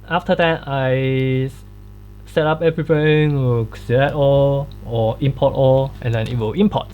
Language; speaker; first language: English; non-native, fluent; Cantonese